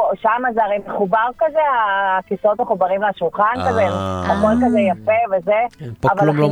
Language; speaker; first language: Hebrew; early bilingual, other home language; French